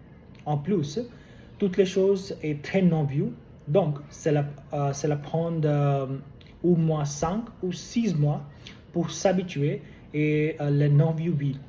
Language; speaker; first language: French; non-native, learner; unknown